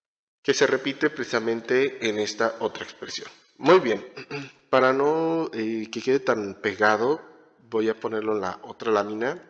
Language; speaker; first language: Spanish; native; Spanish